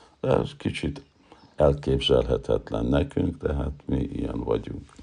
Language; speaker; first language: Hungarian; early bilingual, heritage; Hungarian